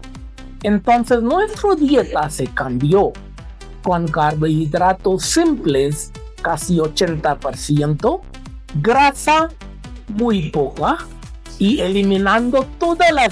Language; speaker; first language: Spanish; non-native, fluent; Hindi